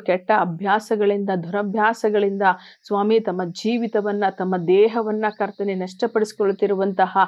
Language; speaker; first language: Kannada; native; Kannada